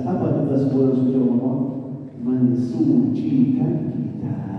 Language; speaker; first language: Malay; non-native, fluent; Arabic